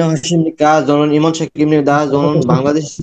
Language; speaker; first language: Korean; non-native, learner; Bangla